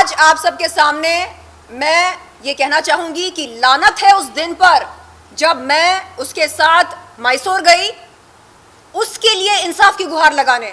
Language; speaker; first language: Hindi; native; Hindi